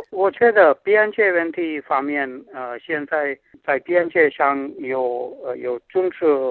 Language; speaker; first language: Chinese; non-native, fluent; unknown